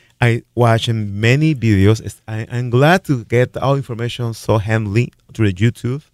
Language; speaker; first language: English; non-native, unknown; Spanish